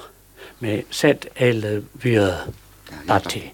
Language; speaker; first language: French; non-native, learner; English